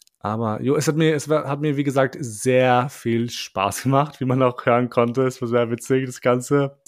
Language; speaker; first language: German; early bilingual, other home language; Albanian